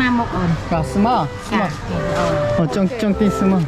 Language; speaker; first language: Korean; native; Korean